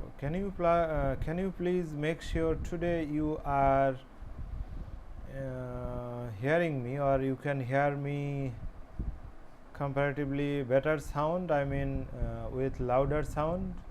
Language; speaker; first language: English; non-native, local second language; Bangla